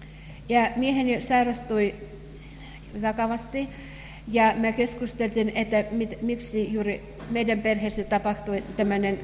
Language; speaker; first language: Finnish; non-native, fluent; Russian